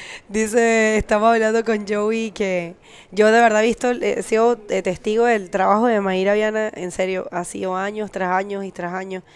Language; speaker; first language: Spanish; native; Spanish